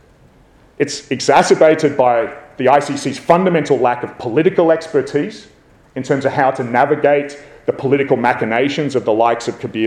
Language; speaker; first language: English; native; English